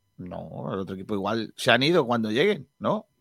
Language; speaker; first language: Spanish; native; Spanish